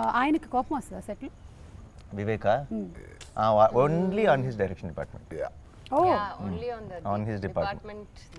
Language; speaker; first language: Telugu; non-native, learner; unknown